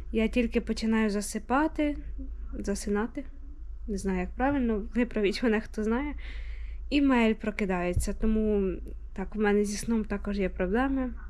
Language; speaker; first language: Ukrainian; native; Ukrainian